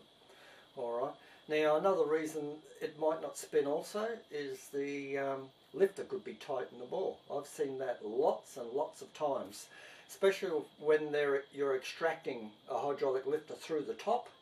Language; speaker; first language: English; native; English